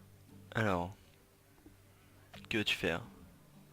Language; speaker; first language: French; native; French